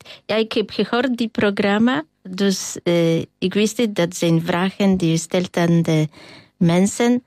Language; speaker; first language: Dutch; non-native, learner; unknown